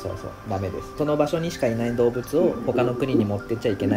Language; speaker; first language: Japanese; native; Japanese